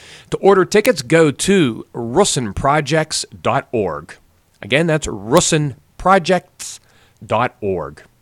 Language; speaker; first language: English; native; English